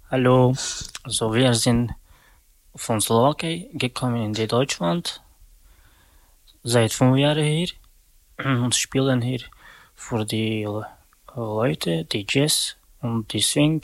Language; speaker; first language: German; non-native, learner; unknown